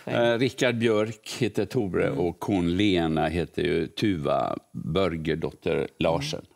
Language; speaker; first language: Swedish; native; Swedish